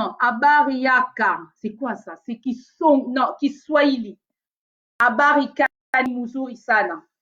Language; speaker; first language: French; non-native, local second language; Lingala